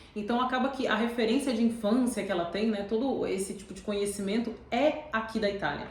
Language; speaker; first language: Portuguese; native; Portuguese